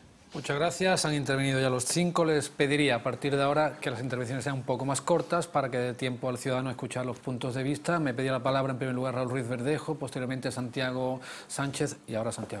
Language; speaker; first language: Spanish; native; Spanish